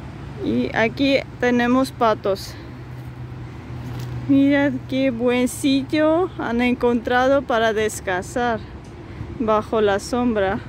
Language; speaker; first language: Spanish; non-native, fluent; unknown